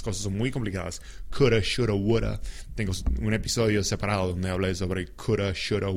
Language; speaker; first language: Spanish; non-native, fluent; English